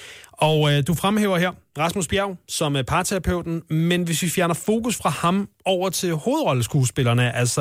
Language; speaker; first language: Danish; native; Danish